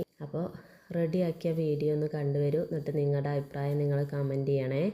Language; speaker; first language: Malayalam; native; Malayalam